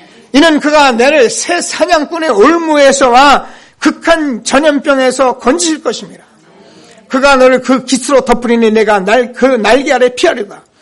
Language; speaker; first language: Korean; native; Korean